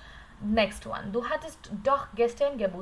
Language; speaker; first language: German; non-native, learner; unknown